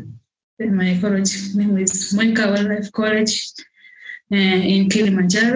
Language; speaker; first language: English; non-native, local second language; Swahili